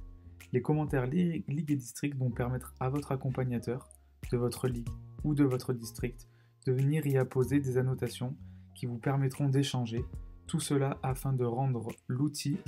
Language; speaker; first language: French; native; French